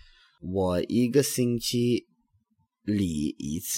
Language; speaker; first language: Chinese; non-native, learner; English